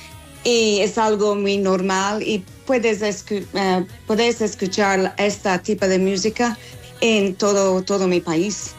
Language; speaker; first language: Spanish; non-native, learner; English